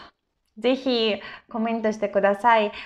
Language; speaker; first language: Japanese; non-native, fluent; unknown